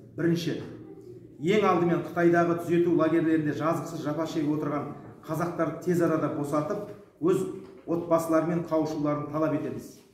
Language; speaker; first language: Kazakh; early bilingual, heritage; Kazakh